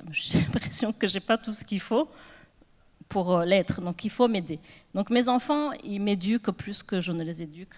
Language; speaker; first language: French; non-native, local second language; Kinyarwanda